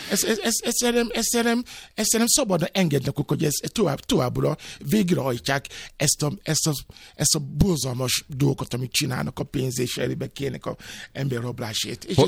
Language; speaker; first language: Hungarian; non-native, fluent; Yoruba